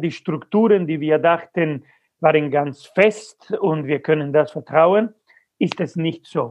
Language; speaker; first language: German; non-native, fluent; Spanish